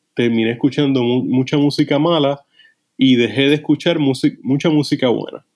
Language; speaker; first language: Spanish; native; Spanish